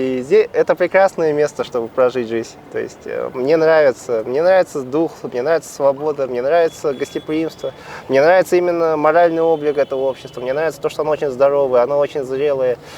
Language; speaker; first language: Russian; native; Russian